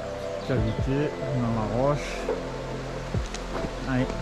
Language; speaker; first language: French; native; French